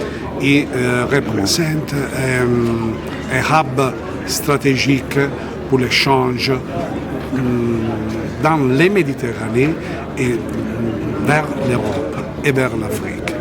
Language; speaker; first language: French; non-native, fluent; Italian